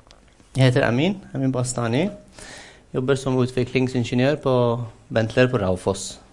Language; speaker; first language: Norwegian; non-native, fluent; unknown